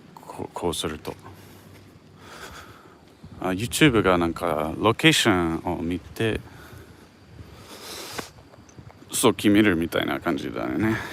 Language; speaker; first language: Japanese; non-native, fluent; English